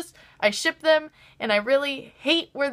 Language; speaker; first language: English; native; English